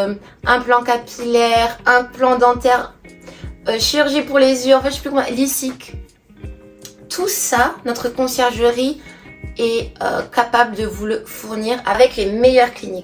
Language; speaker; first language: French; native; French